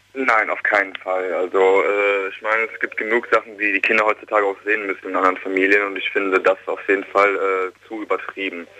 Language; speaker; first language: German; native; German